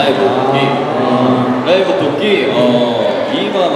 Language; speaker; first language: Japanese; non-native, learner; Korean